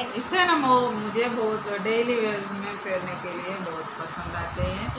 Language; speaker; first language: Hindi; non-native, local second language; Gujarati